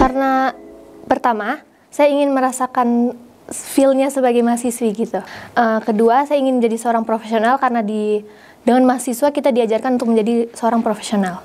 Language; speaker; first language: Indonesian; native; Indonesian